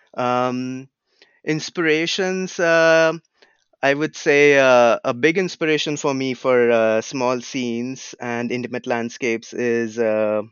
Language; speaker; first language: English; non-native, local second language; Marathi